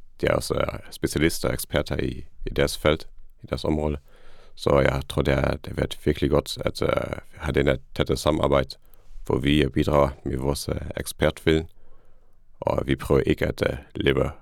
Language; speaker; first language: Danish; non-native, fluent; Luxembourgish